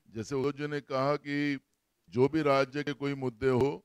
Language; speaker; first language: Hindi; non-native, local second language; Marathi